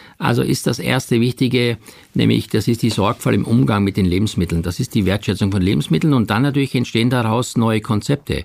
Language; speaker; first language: German; native; German